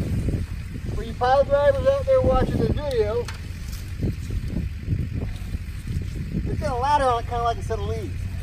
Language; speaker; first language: English; native; English